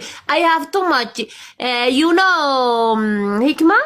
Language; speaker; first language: English; non-native, learner; Amharic